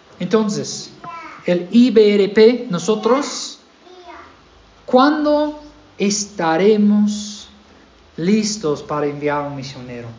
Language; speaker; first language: Spanish; non-native, fluent; English